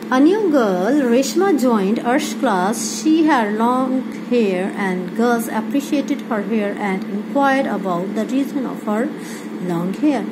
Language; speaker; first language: English; non-native, local second language; Punjabi